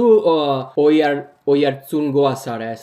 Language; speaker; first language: Basque; non-native, learner; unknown